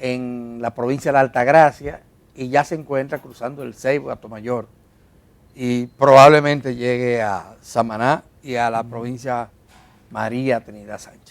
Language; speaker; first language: Spanish; native; Spanish